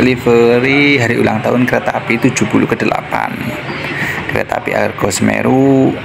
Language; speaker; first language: Indonesian; native; Indonesian